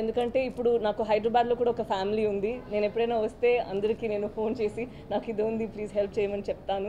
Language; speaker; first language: Telugu; non-native, fluent; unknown